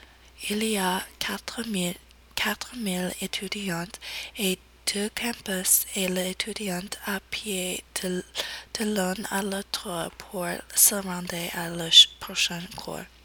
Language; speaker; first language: French; non-native, learner; English